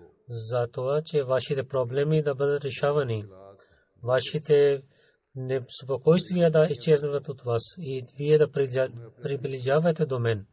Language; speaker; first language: Bulgarian; non-native, learner; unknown